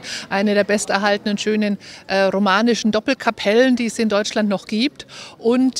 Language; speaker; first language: German; native; German